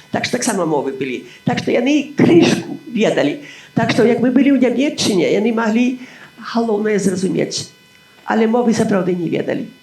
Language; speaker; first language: Belarusian; native; Belarusian